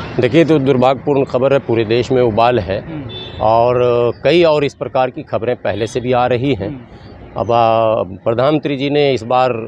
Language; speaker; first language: Hindi; native; Hindi